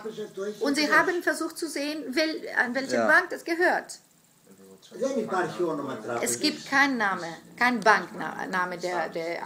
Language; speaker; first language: German; non-native, fluent; Greek